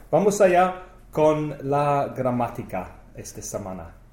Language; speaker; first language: Spanish; non-native, learner; English